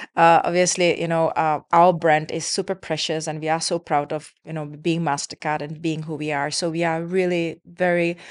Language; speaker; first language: English; non-native, fluent; Czech